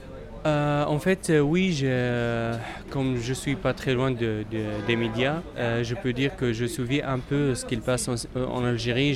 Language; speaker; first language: French; non-native, fluent; Arabic